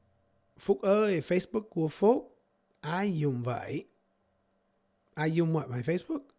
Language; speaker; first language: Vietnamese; non-native, learner; English